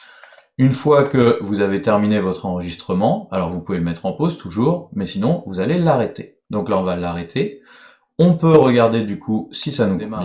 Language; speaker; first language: French; native; French